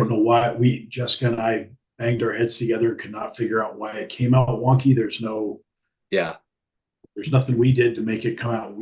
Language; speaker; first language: English; native; English